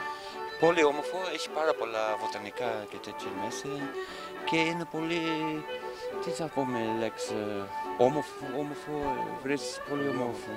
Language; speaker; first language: Greek; non-native, learner; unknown